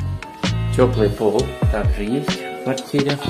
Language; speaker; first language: Russian; non-native, fluent; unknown